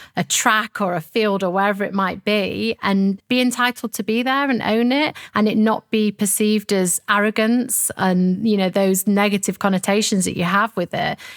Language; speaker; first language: English; native; English